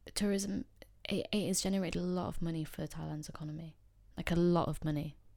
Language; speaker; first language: English; native; English